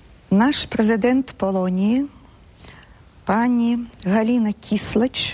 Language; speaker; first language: Polish; early bilingual, heritage; Polish